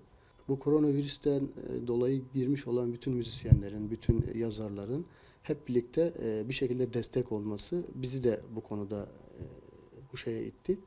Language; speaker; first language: Turkish; native; Turkish